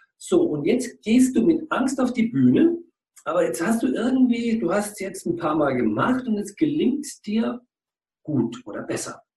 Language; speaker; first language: German; native; German